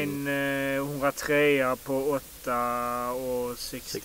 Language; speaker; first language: Swedish; native; Swedish